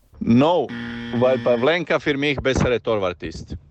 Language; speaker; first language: German; non-native, fluent; Croatian